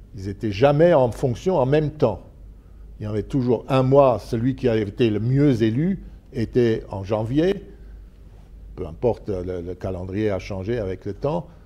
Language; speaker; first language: French; non-native, local second language; Luxembourgish